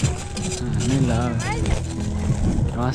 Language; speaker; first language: Spanish; early bilingual, heritage; Spanish